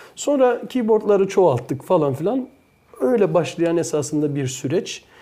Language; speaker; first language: Turkish; early bilingual, heritage; Turkish